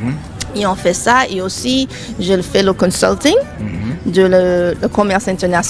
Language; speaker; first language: French; non-native, fluent; English